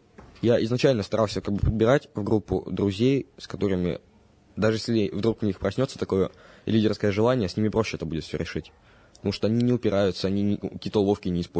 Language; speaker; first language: Russian; native; Russian